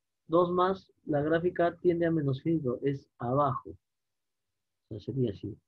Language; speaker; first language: Spanish; native; Spanish